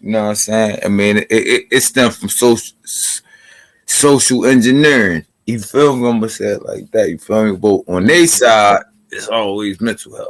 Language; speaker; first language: English; native; English